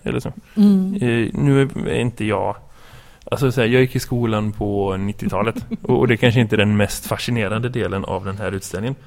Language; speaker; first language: Swedish; native; Swedish